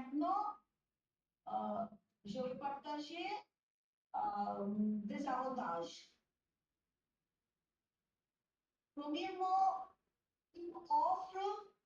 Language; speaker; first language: French; non-native, learner; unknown